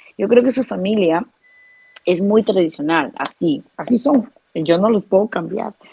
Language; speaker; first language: Spanish; native; Spanish